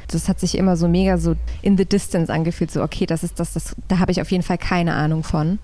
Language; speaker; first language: German; early bilingual, other home language; Polish